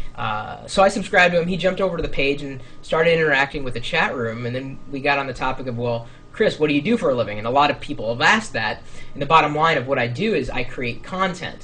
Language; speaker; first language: English; native; English